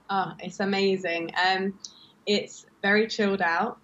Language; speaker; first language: English; native; English